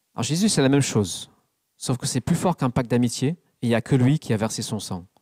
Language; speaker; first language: French; non-native, fluent; English